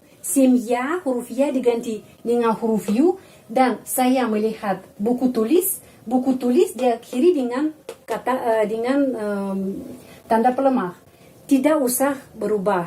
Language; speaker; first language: Indonesian; non-native, fluent; Russian